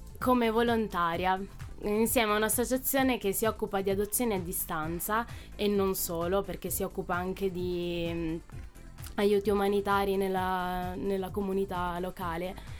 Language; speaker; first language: Italian; native; Italian